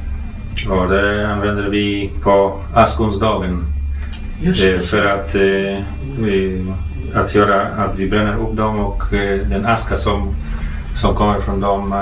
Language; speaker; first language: Swedish; non-native, fluent; Polish